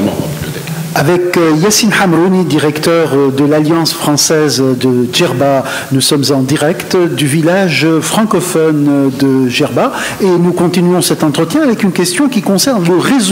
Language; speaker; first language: French; non-native, local second language; Arabic